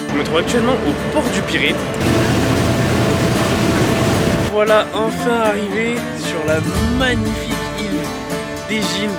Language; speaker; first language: French; native; French